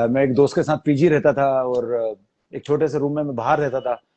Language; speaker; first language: Hindi; native; Hindi